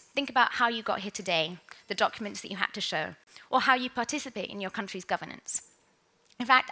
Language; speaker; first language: English; native; English